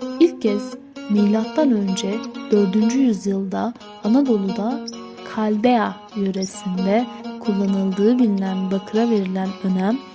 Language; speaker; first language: Turkish; native; Turkish